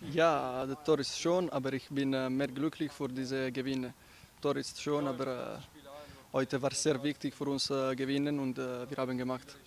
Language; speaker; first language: German; non-native, learner; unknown